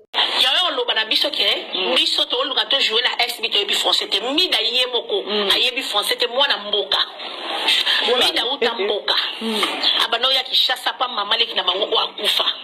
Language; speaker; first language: Lingala; non-native, local second language; Kongo